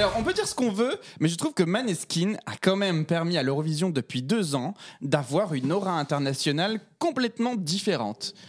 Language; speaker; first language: French; native; French